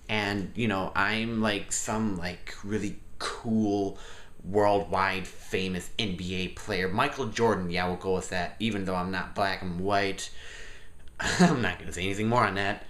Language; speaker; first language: English; native; English